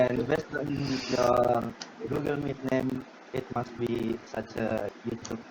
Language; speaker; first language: English; non-native, learner; Indonesian